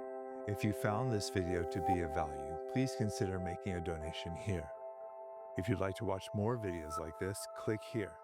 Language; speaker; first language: English; native; English